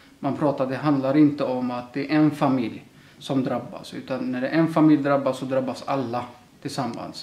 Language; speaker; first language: Swedish; early bilingual, other home language; Somali